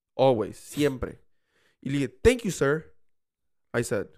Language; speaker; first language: Spanish; early bilingual, heritage; Spanish